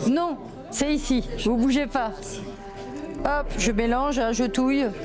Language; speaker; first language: French; native; French